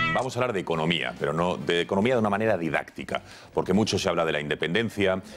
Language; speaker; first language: Spanish; native; Spanish